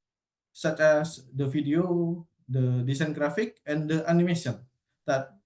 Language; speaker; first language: English; non-native, learner; Indonesian